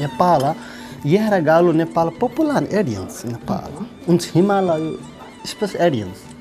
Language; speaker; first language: Latvian; non-native, learner; Nepali